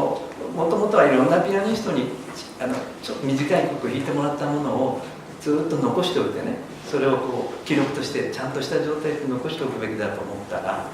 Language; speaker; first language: Japanese; native; Japanese